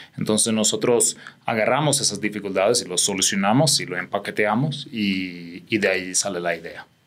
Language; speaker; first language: Spanish; non-native, fluent; Swedish